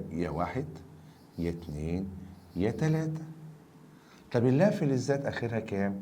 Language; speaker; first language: Arabic; native; Arabic